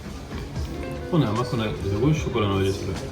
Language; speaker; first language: Japanese; non-native, fluent; French